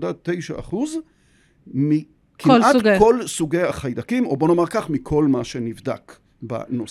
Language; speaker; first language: Hebrew; native; Hebrew